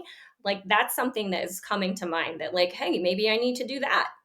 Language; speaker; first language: English; native; English